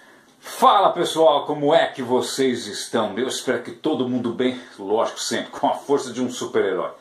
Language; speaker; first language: Portuguese; native; Portuguese